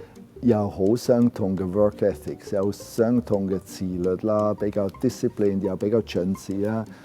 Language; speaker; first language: Cantonese; non-native, fluent; German